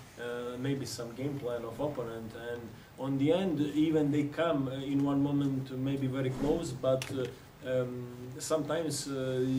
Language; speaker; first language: English; non-native, fluent; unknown